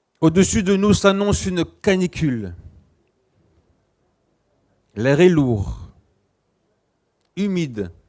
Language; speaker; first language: French; native; French